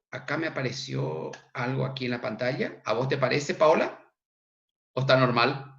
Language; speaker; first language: Spanish; native; Spanish